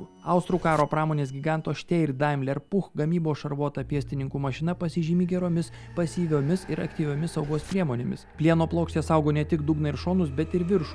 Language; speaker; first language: Lithuanian; native; Lithuanian